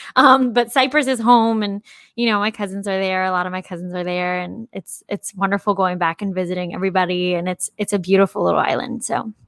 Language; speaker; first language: English; early bilingual, heritage; English